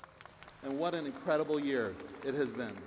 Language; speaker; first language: English; native; English